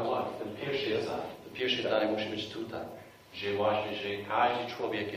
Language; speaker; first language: Polish; non-native, fluent; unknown